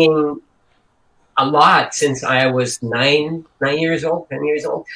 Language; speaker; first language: English; non-native, local second language; Filipino